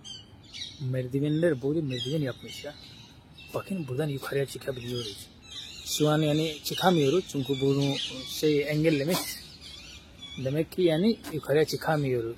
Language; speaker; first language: Turkish; non-native, fluent; Hindi